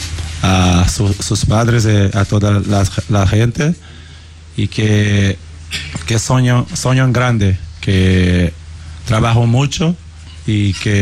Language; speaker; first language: Spanish; non-native, learner; Portuguese